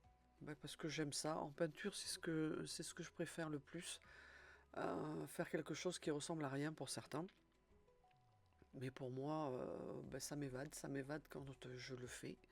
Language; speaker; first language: French; native; French